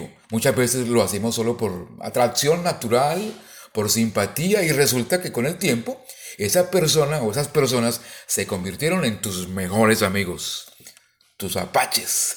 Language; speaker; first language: Spanish; native; Spanish